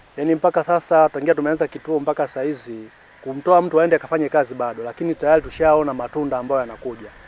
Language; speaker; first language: Swahili; native; Swahili